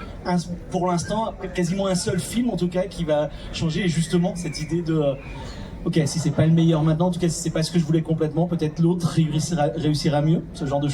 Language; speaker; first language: French; native; French